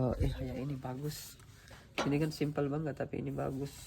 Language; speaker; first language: Indonesian; non-native, learner; Urdu